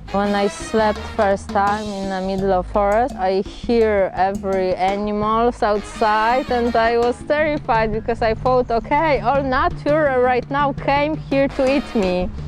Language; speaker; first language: English; non-native, fluent; Polish